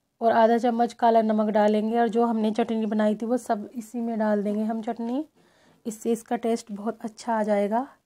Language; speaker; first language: Hindi; native; Hindi